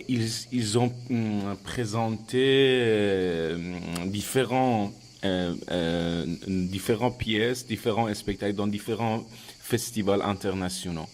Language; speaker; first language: French; non-native, fluent; Persian